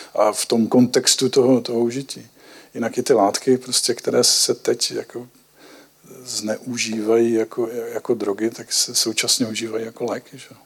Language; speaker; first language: Czech; native; Czech